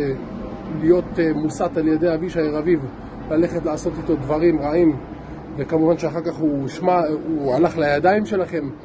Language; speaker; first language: Hebrew; native; Hebrew